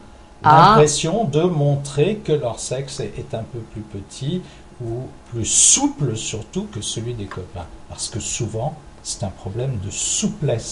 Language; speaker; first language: French; native; French